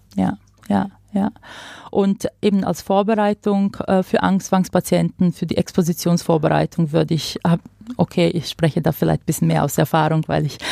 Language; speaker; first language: German; non-native, fluent; Croatian